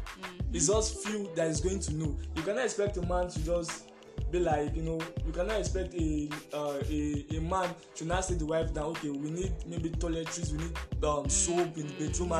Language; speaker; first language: English; non-native, local second language; Yoruba